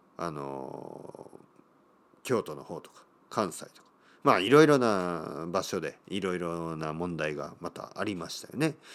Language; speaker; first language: Japanese; native; Japanese